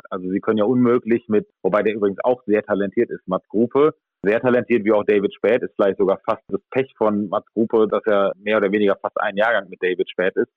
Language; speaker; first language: German; native; German